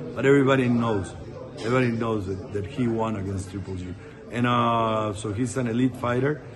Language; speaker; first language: English; non-native, fluent; Spanish